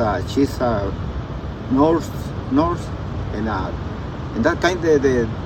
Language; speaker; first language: English; non-native, learner; Spanish